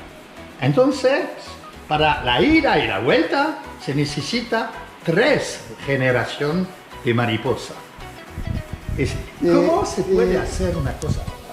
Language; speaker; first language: Spanish; non-native, fluent; French